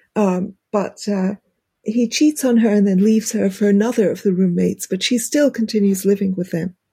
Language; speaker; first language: English; native; English